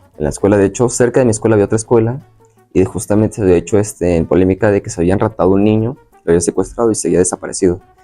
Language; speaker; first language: Spanish; native; Spanish